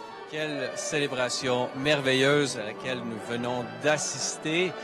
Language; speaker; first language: French; native; French